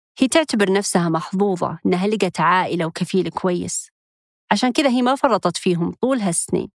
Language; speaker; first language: Arabic; native; Arabic